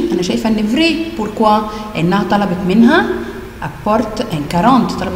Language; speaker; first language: French; non-native, fluent; Arabic